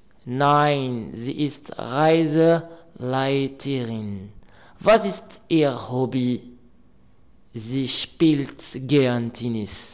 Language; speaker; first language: German; non-native, learner; Arabic